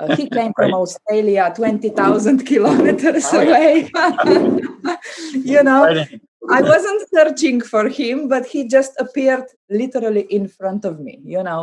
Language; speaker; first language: English; non-native, fluent; Slovenian